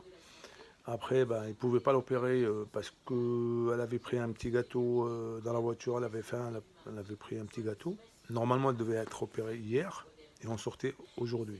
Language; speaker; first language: French; native; French